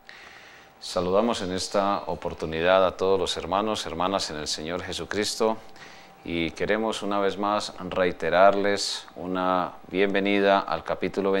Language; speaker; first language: Spanish; native; Spanish